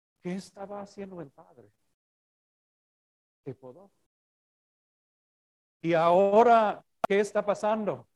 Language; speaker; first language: Spanish; non-native, fluent; English